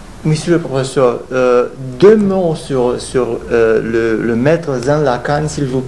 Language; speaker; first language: French; non-native, fluent; Romanian